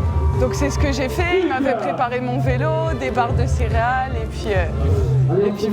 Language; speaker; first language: French; native; French